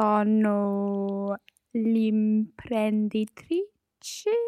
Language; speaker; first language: Italian; non-native, learner; English